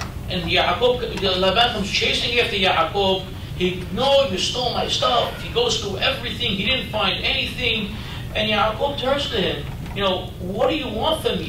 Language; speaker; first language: English; native; English